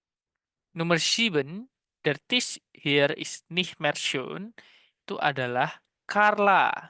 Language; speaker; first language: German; non-native, fluent; Indonesian